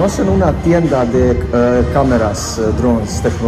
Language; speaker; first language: Spanish; non-native, learner; Serbian